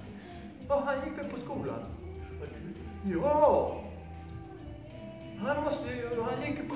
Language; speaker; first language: Swedish; native; Swedish